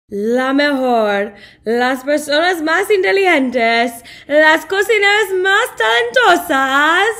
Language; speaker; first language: Spanish; non-native, learner; English